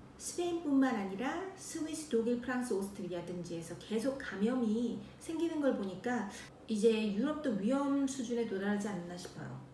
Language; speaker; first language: Korean; native; Korean